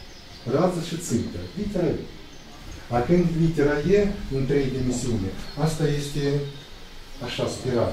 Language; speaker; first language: Romanian; non-native, local second language; Russian